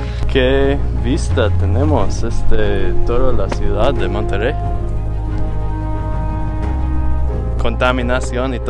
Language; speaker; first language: Spanish; non-native, learner; English